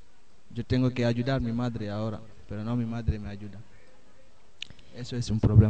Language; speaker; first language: Spanish; non-native, learner; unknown